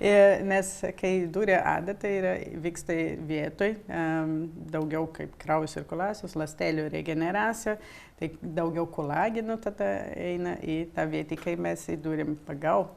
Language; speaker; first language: Lithuanian; early bilingual, heritage; Lithuanian